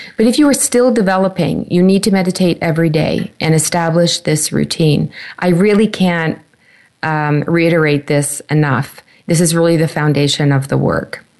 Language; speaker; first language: English; native; English